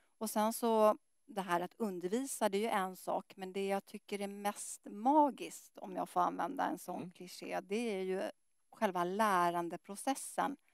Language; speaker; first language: Swedish; native; Swedish